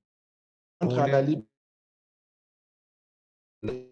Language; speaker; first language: French; non-native, learner; Spanish